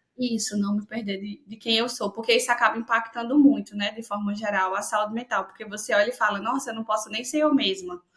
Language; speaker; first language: Portuguese; native; Portuguese